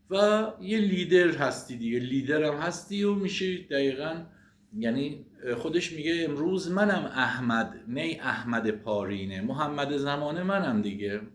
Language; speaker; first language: Persian; native; Persian